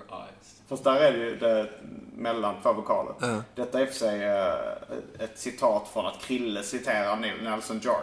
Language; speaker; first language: Swedish; native; Swedish